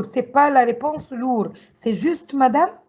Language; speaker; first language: French; non-native, learner; Arabic